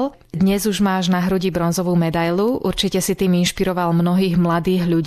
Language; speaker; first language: Slovak; native; Slovak